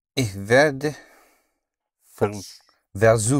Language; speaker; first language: German; non-native, learner; English